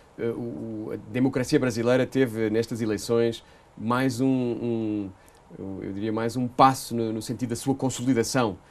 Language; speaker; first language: Portuguese; native; Portuguese